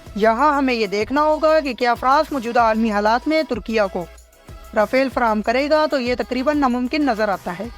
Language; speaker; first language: Urdu; native; Urdu